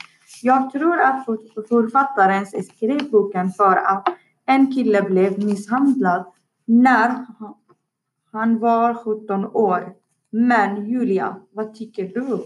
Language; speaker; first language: Swedish; non-native, learner; Persian